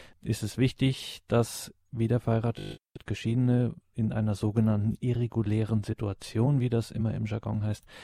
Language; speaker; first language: German; native; German